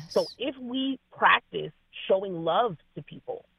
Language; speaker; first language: English; native; English